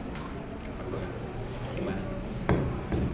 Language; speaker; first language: Portuguese; non-native, learner; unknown